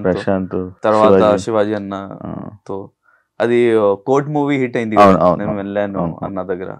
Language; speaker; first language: Telugu; non-native, fluent; Urdu